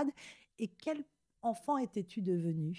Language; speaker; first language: French; native; French